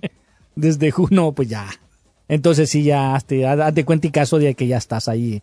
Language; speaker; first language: Spanish; native; Spanish